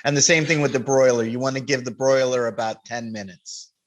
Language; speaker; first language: English; native; English